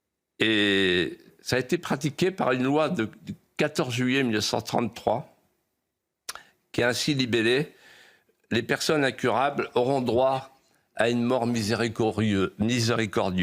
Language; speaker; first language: French; native; French